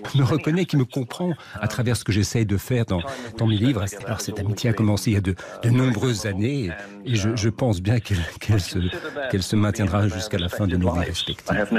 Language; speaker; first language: French; non-native, fluent; English